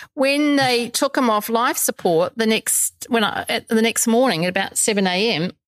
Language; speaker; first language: English; native; English